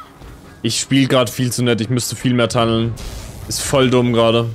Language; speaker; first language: German; native; German